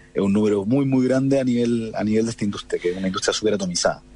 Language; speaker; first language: Spanish; native; Spanish